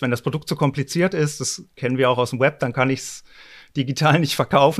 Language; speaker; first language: German; native; German